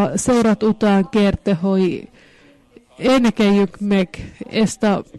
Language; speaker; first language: Hungarian; non-native, fluent; Finnish